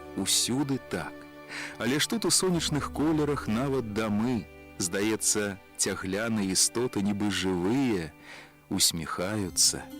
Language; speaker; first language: Belarusian; native; Belarusian